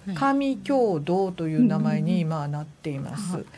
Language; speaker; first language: Japanese; native; Japanese